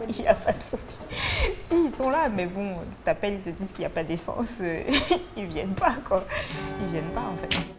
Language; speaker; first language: French; native; French